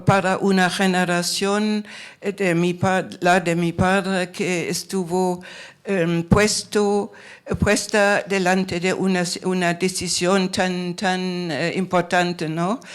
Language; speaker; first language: Spanish; non-native, fluent; German